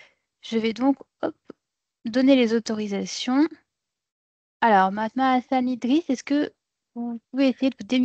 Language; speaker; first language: French; native; French